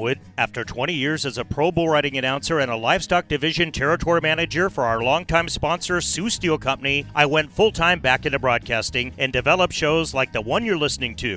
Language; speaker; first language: English; native; English